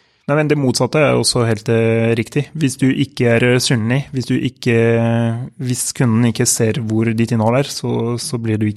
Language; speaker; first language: Norwegian; non-native, fluent; French